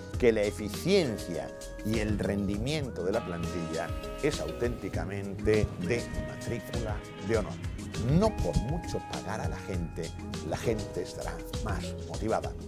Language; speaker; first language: Spanish; native; Spanish